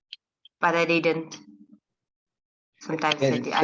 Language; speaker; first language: English; non-native, learner; Russian